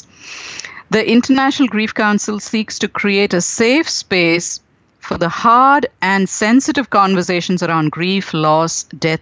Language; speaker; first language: English; non-native, local second language; Tamil